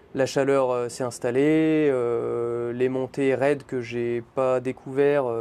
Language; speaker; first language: French; native; French